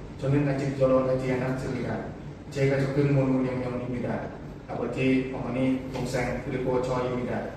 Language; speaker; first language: Korean; non-native, learner; Thai